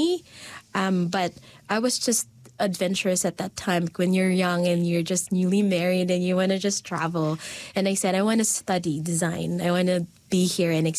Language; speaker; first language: English; non-native, local second language; Filipino